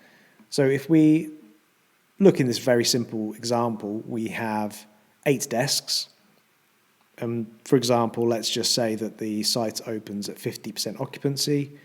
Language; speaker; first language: English; native; English